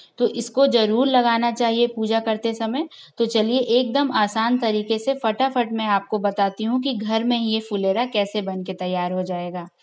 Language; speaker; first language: Hindi; native; Hindi